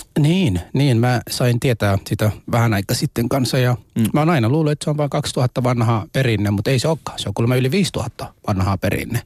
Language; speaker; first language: Finnish; non-native, fluent; Somali